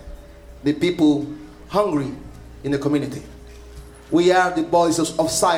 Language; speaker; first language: English; non-native, learner; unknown